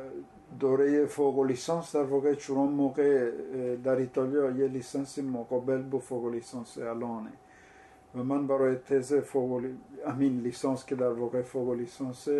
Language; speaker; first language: Persian; non-native, fluent; Italian